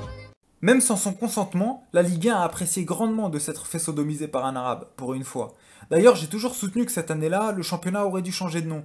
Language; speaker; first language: French; native; French